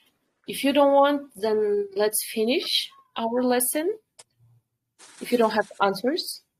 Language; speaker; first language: English; non-native, fluent; Kyrgyz